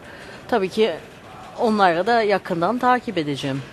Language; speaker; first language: Turkish; early bilingual, heritage; Turkish